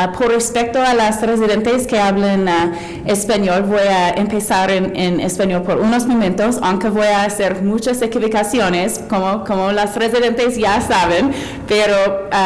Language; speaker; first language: Spanish; non-native, learner; English